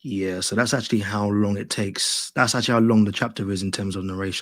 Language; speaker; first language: English; native; English